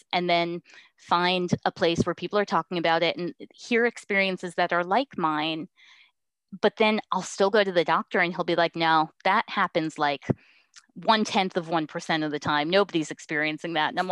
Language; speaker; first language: English; native; English